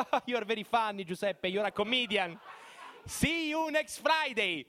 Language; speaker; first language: English; non-native, fluent; Italian